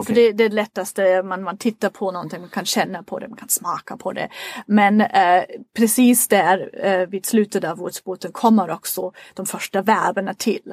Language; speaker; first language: Swedish; non-native, fluent; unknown